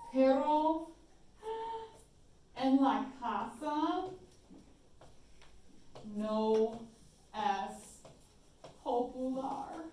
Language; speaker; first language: Spanish; non-native, fluent; English